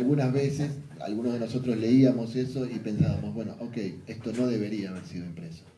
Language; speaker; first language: Spanish; non-native, fluent; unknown